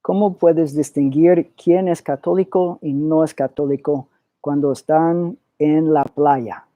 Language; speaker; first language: Spanish; early bilingual, other home language; English